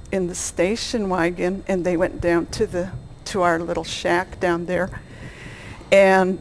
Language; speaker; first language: English; native; English